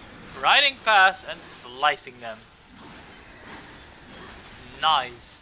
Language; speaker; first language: English; native; English